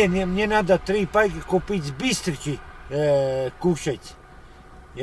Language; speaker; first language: Russian; native; Russian